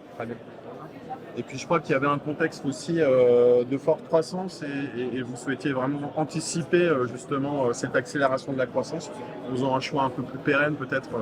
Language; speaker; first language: French; native; French